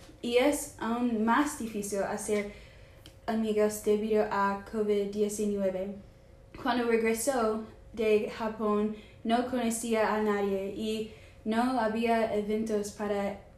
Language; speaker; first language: Spanish; non-native, learner; English